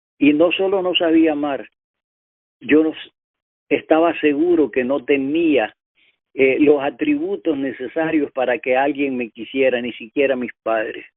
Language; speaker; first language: Spanish; native; Spanish